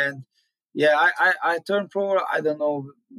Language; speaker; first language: English; non-native, learner; Hungarian